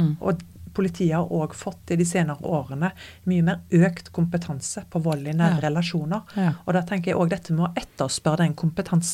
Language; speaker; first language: Norwegian; native; Norwegian